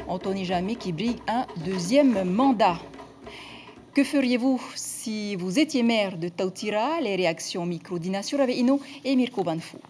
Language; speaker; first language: French; native; French